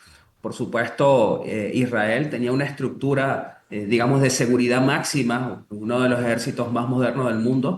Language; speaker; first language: Spanish; native; Spanish